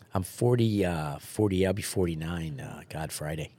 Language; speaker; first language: English; early bilingual, other home language; Italian